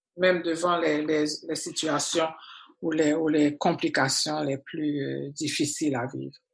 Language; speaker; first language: French; non-native, local second language; Haitian Creole